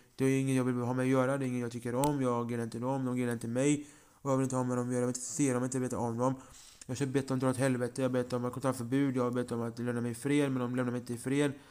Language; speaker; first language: Swedish; early bilingual, other home language; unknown